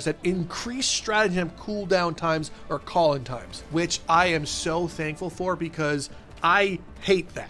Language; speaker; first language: English; native; English